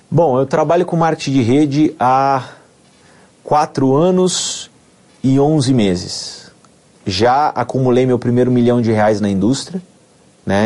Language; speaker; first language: Portuguese; native; Portuguese